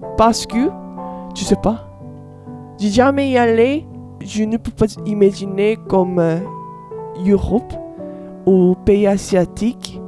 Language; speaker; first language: French; non-native, learner; Korean